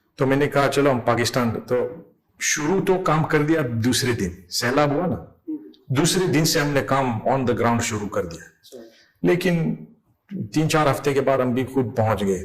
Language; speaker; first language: Urdu; non-native, fluent; English